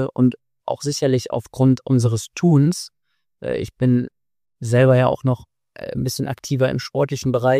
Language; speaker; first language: German; native; German